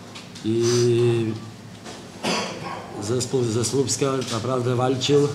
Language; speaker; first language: Polish; non-native, fluent; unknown